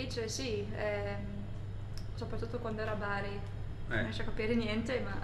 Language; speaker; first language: Italian; non-native, fluent; English